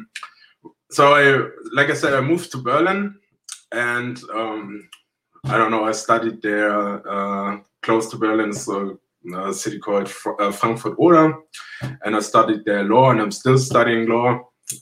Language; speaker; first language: English; non-native, fluent; German